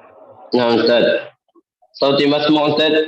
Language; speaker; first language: Arabic; non-native, learner; Indonesian